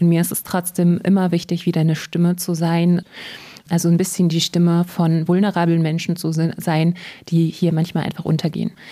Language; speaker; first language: German; native; German